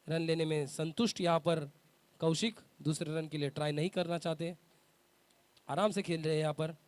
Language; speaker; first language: Hindi; non-native, local second language; Marathi